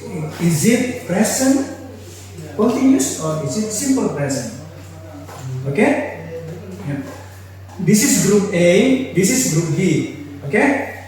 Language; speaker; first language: English; non-native, fluent; Indonesian